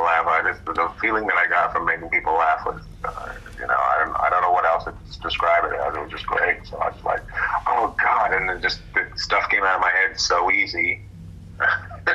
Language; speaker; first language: English; native; English